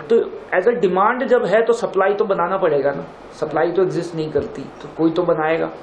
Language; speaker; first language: Hindi; native; Hindi